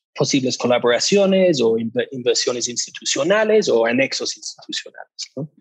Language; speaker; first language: Spanish; non-native, fluent; English